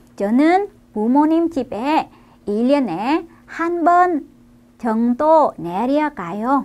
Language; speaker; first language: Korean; non-native, fluent; Vietnamese